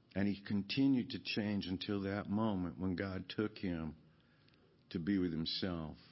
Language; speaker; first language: English; native; English